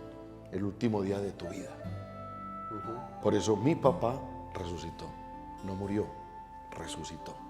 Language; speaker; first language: Spanish; native; Spanish